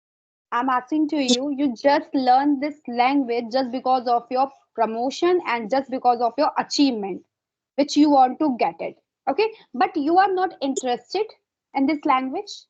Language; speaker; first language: English; non-native, fluent; Hindi